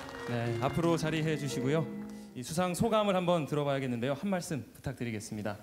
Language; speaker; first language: Korean; native; Korean